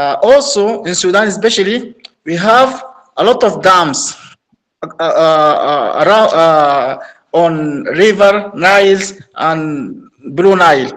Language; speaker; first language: English; non-native, learner; Arabic